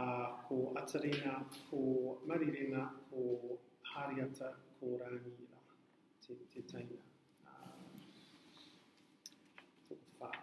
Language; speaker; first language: Māori; non-native, learner; English